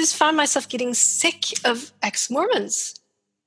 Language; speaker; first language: English; native; English